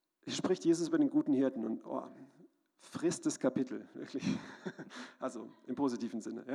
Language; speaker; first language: German; native; German